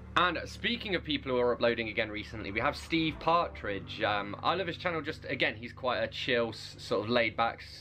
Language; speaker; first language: English; native; English